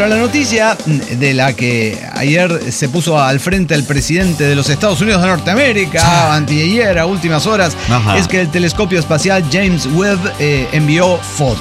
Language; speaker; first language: Spanish; native; Spanish